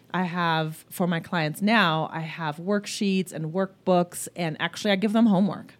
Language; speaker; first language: English; early bilingual, other home language; German